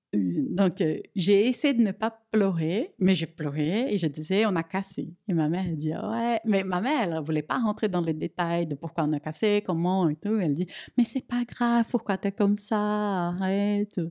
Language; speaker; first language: French; non-native, fluent; Portuguese